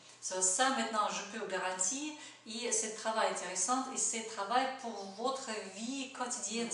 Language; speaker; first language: French; non-native, learner; Russian